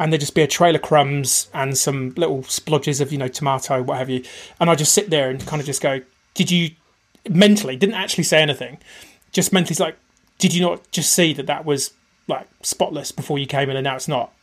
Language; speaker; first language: English; native; English